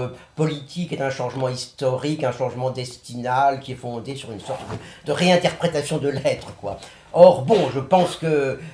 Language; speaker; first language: French; native; French